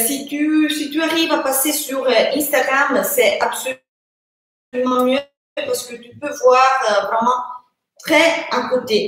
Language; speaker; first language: French; non-native, fluent; Italian